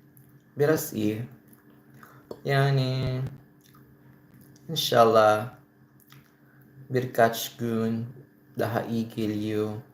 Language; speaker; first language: Turkish; non-native, learner; Filipino